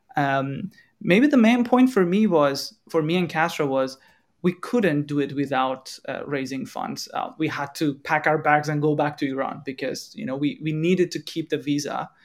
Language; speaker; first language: English; non-native, fluent; Persian